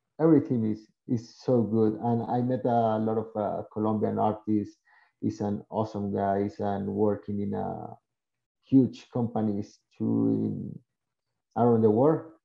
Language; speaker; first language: English; non-native, learner; Spanish